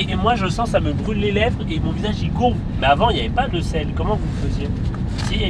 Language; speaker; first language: French; native; French